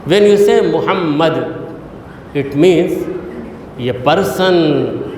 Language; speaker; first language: English; non-native, local second language; Urdu